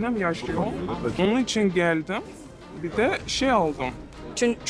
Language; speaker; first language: Turkish; non-native, learner; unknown